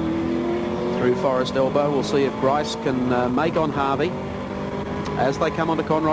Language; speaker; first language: English; native; English